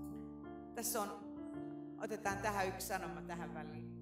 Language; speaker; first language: Finnish; native; Finnish